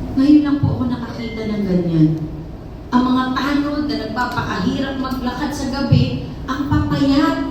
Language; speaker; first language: Filipino; native; Filipino